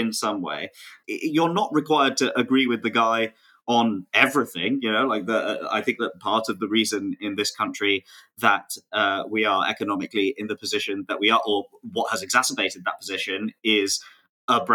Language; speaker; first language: English; native; English